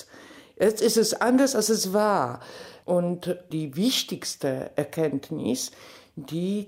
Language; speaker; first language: German; non-native, fluent; Polish